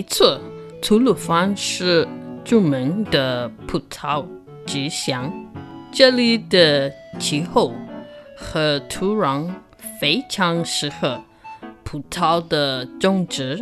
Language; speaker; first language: Chinese; non-native, learner; English